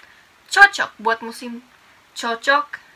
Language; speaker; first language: Indonesian; non-native, fluent; English